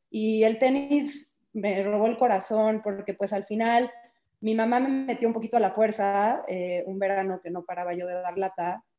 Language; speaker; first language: Spanish; early bilingual, heritage; Spanish